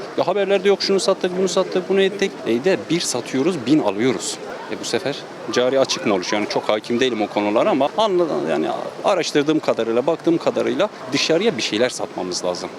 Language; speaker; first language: Turkish; native; Turkish